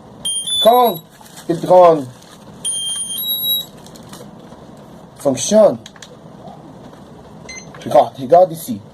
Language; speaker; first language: French; non-native, learner; Portuguese